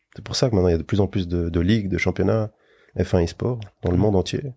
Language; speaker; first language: French; native; French